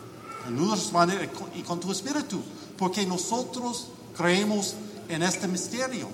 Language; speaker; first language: Spanish; non-native, learner; English